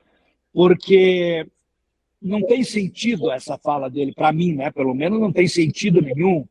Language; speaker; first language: Portuguese; native; Portuguese